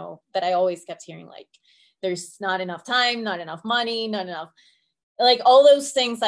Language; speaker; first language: English; non-native, fluent; Spanish